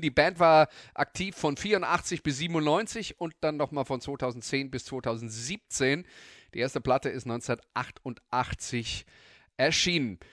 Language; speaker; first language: German; native; German